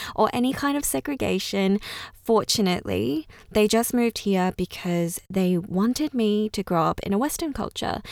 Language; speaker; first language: English; early bilingual, other home language; Cantonese